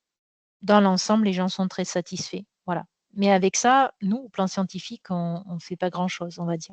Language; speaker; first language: French; native; French